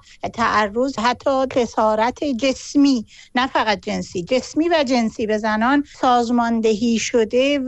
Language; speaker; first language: Persian; native; Persian